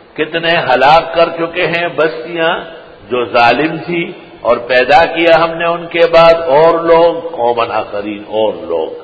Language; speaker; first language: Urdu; non-native, local second language; Pashto